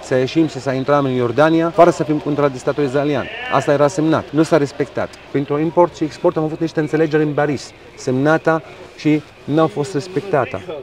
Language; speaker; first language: Romanian; non-native, fluent; Arabic